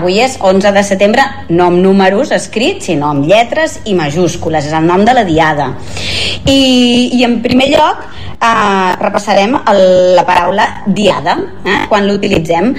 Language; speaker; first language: Catalan; native; Catalan